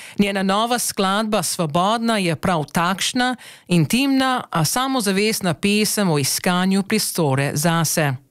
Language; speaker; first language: Slovenian; early bilingual, heritage; Slovenian